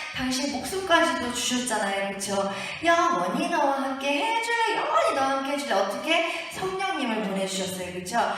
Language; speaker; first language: Korean; early bilingual, heritage; Korean